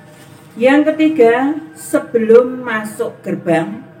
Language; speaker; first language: Indonesian; native; Indonesian